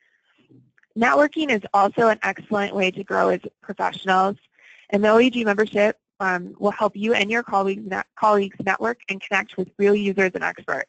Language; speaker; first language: English; native; English